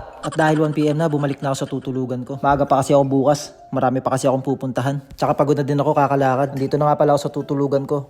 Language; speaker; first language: Filipino; native; Filipino